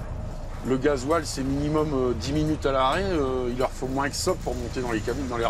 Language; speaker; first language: French; native; French